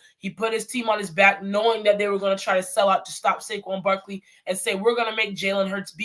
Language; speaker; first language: English; native; English